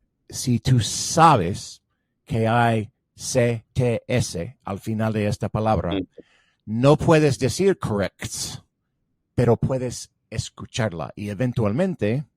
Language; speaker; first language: Spanish; non-native, fluent; English